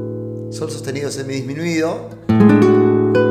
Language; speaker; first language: Spanish; native; Spanish